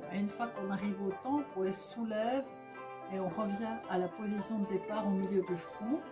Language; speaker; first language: French; native; French